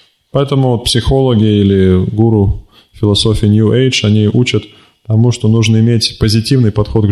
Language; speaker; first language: Russian; native; Russian